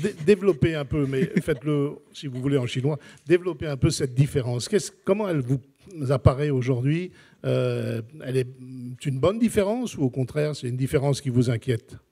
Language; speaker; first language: French; native; French